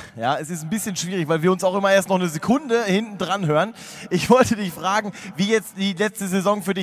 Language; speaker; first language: German; native; German